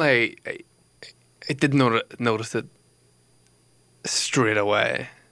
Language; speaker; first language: English; native; English